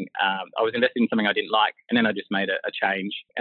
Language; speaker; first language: English; native; English